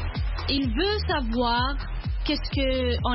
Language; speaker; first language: French; non-native, learner; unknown